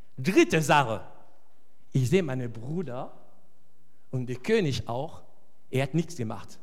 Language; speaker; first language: German; non-native, fluent; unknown